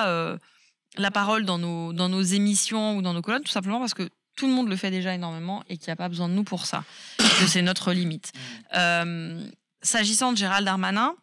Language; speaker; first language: French; native; French